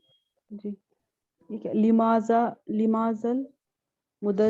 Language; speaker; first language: Arabic; non-native, learner; Urdu